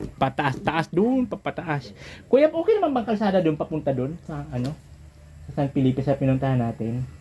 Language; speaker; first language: Filipino; native; Filipino